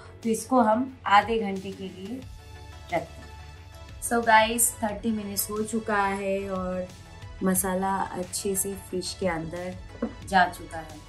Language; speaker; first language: Hindi; non-native, local second language; Bangla